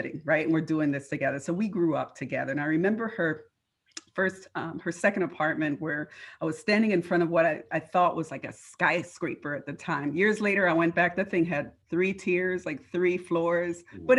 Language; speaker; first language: English; non-native, fluent; Spanish